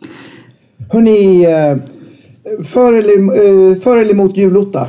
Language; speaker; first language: Swedish; native; Swedish